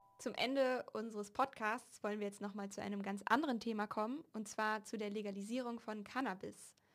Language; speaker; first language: German; native; German